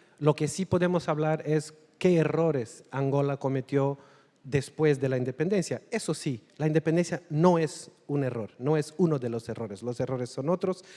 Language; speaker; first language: Spanish; non-native, fluent; Portuguese